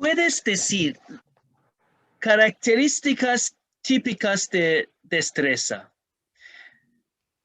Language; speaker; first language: Spanish; non-native, learner; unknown